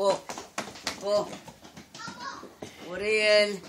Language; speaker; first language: Hebrew; non-native, fluent; Arabic